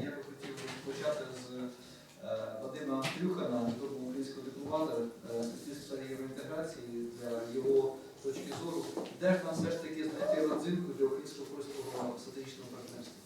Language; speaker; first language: Ukrainian; native; Ukrainian